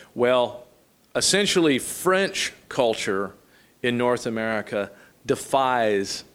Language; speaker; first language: English; native; English